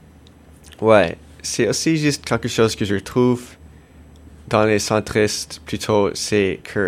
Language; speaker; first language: French; non-native, local second language; English